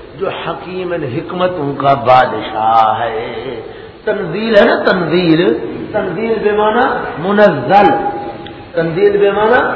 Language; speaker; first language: Urdu; non-native, local second language; Punjabi